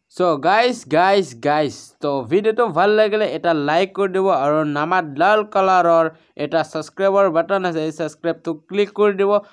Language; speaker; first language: Assamese; non-native, local second language; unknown